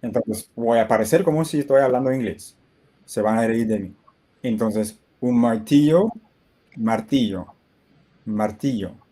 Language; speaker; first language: Spanish; non-native, fluent; English